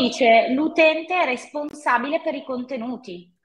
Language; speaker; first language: Italian; native; Italian